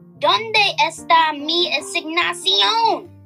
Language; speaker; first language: Spanish; non-native, learner; English